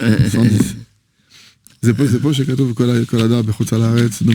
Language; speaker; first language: Hebrew; non-native, fluent; French